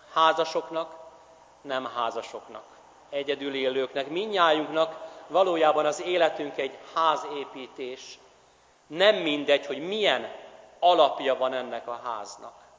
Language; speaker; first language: Hungarian; native; Hungarian